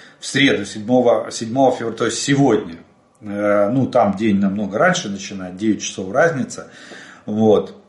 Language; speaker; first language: Russian; native; Russian